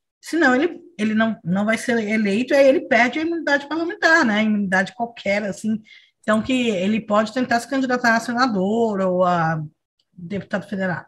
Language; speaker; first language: Portuguese; early bilingual, other home language; Spanish